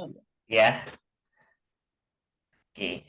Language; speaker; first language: Indonesian; native; Indonesian